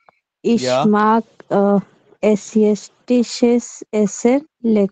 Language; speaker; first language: German; non-native, learner; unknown